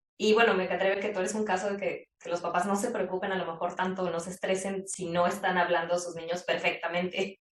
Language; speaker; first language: Spanish; native; Spanish